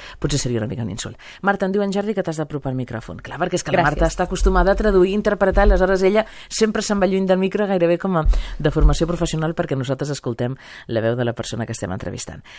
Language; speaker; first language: Catalan; native; Catalan